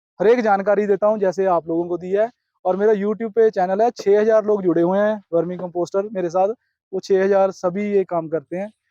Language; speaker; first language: Hindi; non-native, local second language; Punjabi